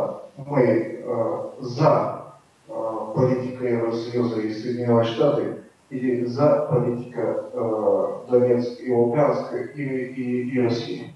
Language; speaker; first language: Russian; non-native, fluent; Bulgarian